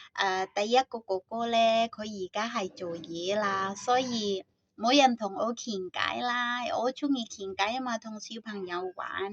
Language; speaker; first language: Cantonese; non-native, fluent; Indonesian